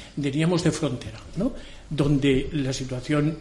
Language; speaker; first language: Spanish; non-native, local second language; Catalan